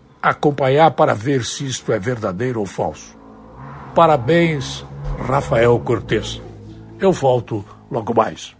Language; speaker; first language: Portuguese; native; Portuguese